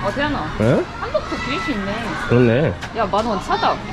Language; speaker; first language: Korean; non-native, fluent; French